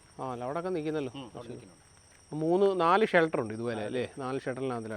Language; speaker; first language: Malayalam; native; Malayalam